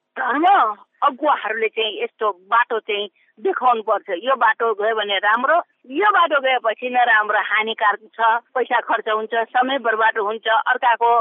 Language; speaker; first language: Nepali; non-native, local second language; Newari